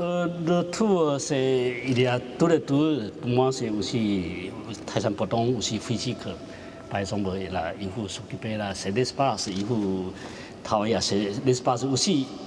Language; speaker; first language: French; non-native, learner; Chinese